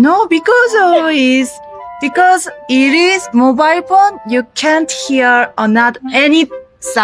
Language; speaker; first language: English; non-native, learner; Korean